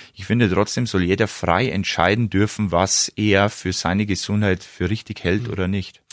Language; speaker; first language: German; native; German